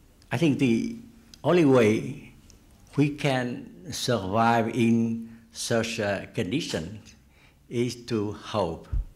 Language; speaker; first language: English; non-native, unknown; Vietnamese